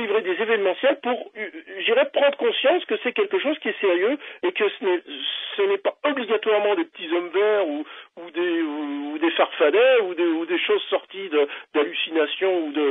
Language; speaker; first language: French; native; French